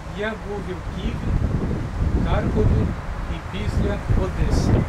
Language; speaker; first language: Ukrainian; non-native, learner; Portuguese